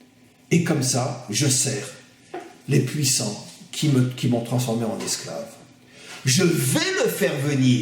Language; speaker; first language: French; native; French